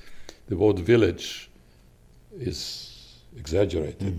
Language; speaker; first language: English; non-native, fluent; Slovak